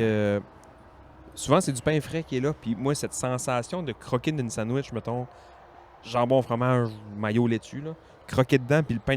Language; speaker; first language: French; native; French